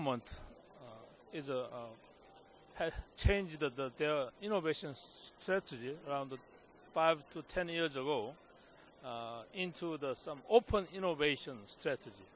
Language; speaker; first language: English; non-native, fluent; Korean